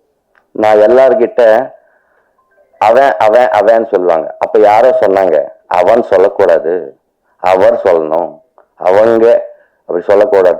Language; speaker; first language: Tamil; non-native, learner; Telugu